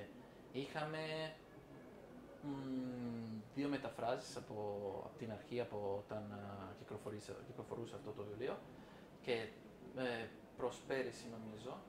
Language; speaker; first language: Greek; non-native, fluent; Italian